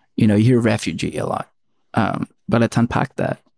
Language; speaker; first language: English; early bilingual, other home language; Spanish